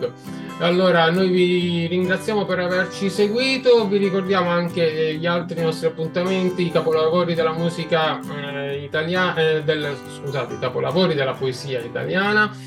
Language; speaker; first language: Italian; native; Italian